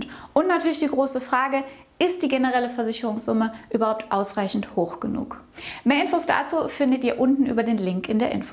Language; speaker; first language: German; native; German